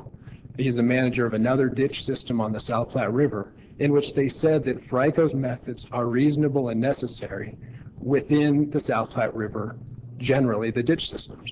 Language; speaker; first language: English; native; English